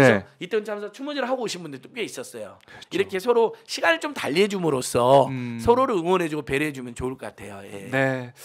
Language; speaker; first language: Korean; native; Korean